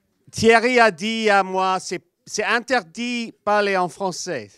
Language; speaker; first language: French; non-native, learner; Welsh